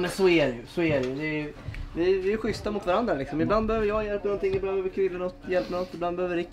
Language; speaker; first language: Swedish; native; Swedish